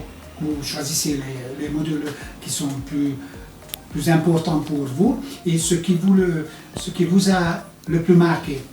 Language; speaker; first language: French; non-native, fluent; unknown